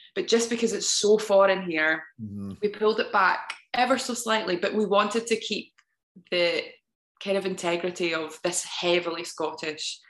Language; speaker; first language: English; native; English